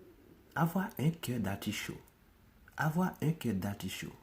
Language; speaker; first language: French; non-native, local second language; Haitian Creole